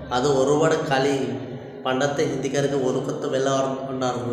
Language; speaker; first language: Malayalam; non-native, learner; Bangla